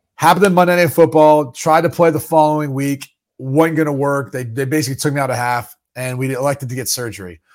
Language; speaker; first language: English; native; English